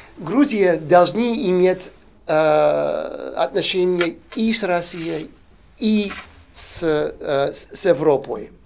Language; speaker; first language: Russian; non-native, fluent; English